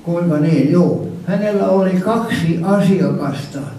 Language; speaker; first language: Finnish; non-native, local second language; Swedish